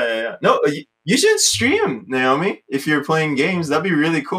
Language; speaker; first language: English; native; English